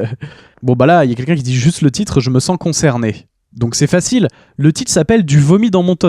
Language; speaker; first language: French; native; French